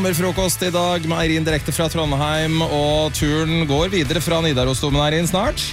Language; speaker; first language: Norwegian; native; Norwegian